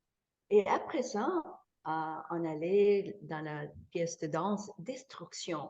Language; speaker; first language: French; non-native, fluent; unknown